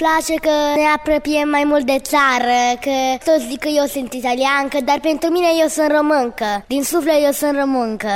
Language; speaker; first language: Romanian; early bilingual, heritage; Romanian